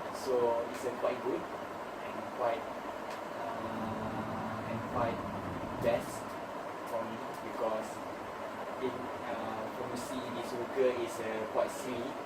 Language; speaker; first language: English; non-native, learner; Malay